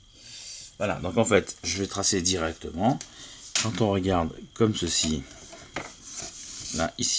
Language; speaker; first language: French; native; French